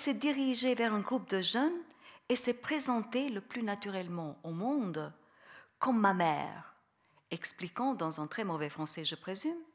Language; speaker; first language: French; non-native, fluent; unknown